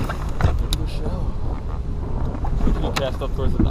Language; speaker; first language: English; native; English